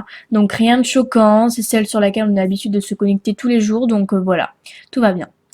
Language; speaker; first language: French; native; French